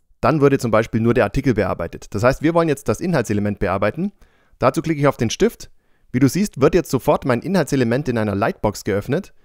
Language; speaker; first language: German; native; German